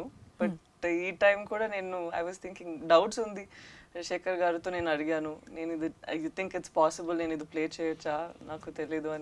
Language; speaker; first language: Telugu; non-native, learner; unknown